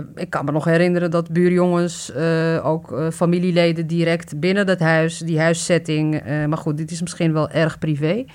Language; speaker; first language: Dutch; early bilingual, other home language; Riffian